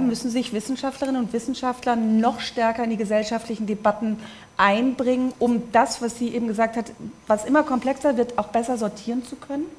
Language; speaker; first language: German; native; German